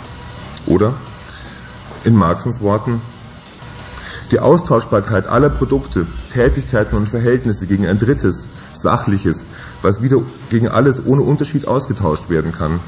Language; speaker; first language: German; native; German